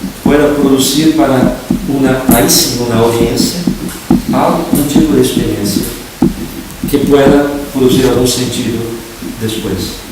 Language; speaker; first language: Spanish; non-native, fluent; Portuguese